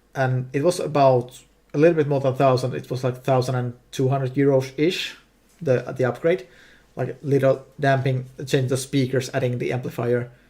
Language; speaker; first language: English; non-native, fluent; Finnish